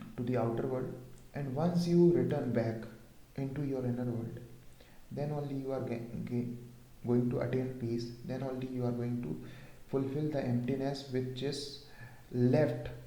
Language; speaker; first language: English; non-native, local second language; Hindi